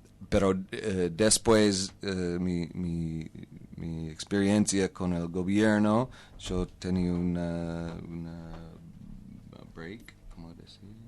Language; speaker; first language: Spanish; non-native, learner; English